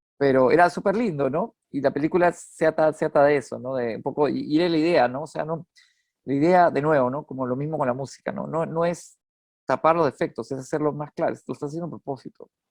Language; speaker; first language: Spanish; native; Spanish